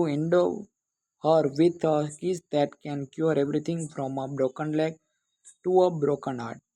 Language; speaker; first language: English; non-native, local second language; Gujarati